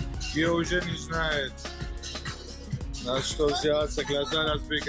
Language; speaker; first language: Russian; non-native, fluent; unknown